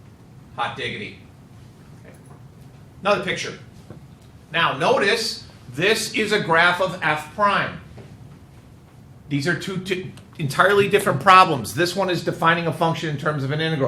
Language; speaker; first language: English; native; English